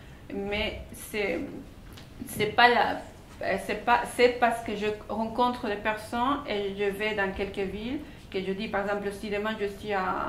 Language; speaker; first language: French; non-native, fluent; Spanish